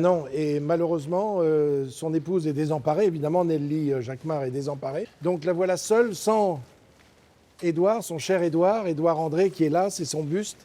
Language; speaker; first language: French; native; French